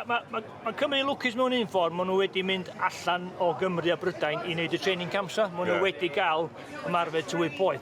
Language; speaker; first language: Welsh; native; Welsh